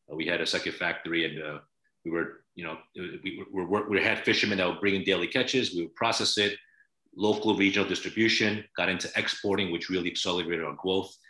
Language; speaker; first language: English; native; English